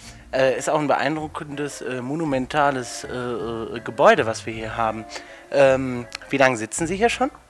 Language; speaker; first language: German; native; German